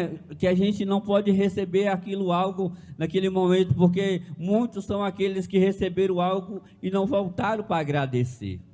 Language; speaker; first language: Portuguese; native; Portuguese